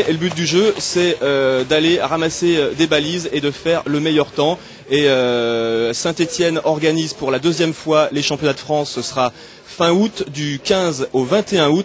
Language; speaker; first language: French; native; French